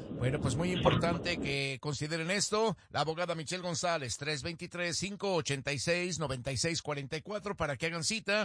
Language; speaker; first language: Spanish; native; Spanish